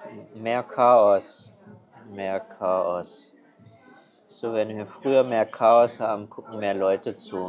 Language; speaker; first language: German; non-native, fluent; Chinese